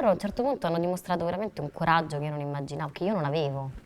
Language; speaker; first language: Italian; native; Italian